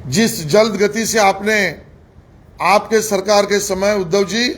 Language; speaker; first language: Hindi; non-native, local second language; Marathi